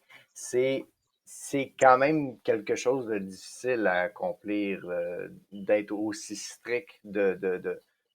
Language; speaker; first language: French; native; French